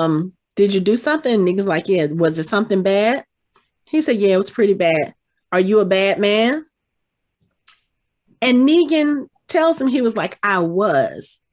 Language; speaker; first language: English; native; English